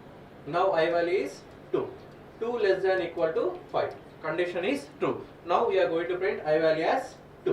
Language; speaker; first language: English; non-native, local second language; Telugu